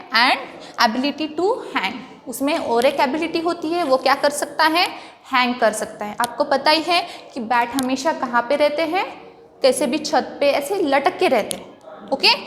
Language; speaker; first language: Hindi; non-native, local second language; Marathi